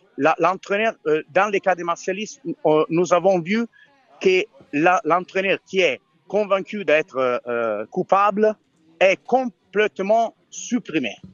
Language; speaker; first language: French; non-native, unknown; Italian